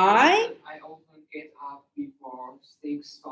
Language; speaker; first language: English; non-native, learner; Nepali